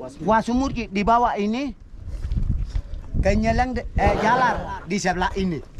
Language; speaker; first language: Indonesian; non-native, local second language; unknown